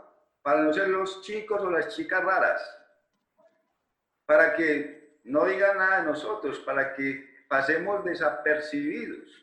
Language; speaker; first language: Spanish; native; Spanish